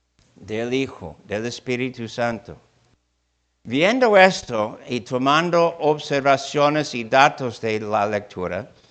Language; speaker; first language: Spanish; non-native, fluent; English